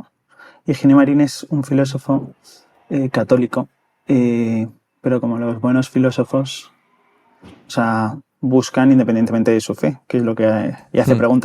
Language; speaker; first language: Spanish; native; Spanish